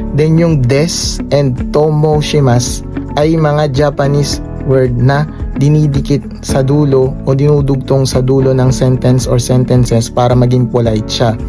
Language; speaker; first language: Filipino; native; Filipino